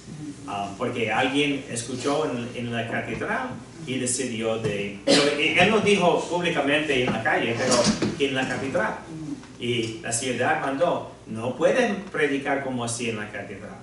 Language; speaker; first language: Spanish; non-native, fluent; English